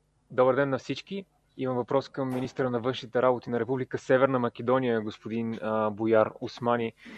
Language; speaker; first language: Bulgarian; native; Bulgarian